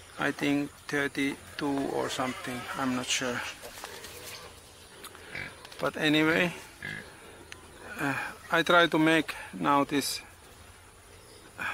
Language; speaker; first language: English; non-native, learner; Finnish